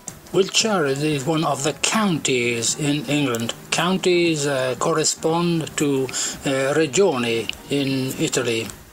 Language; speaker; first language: English; native; English